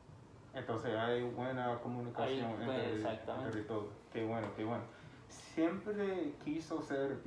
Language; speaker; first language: Spanish; non-native, fluent; English